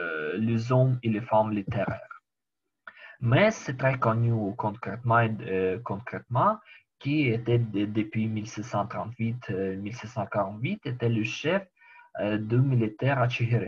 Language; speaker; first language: French; non-native, learner; Ukrainian